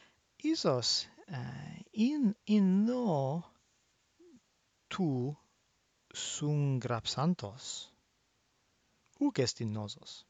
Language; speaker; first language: Greek; non-native, fluent; English